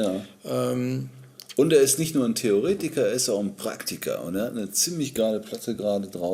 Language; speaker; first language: German; native; German